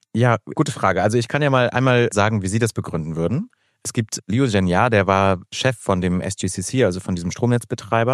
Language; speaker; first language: German; native; German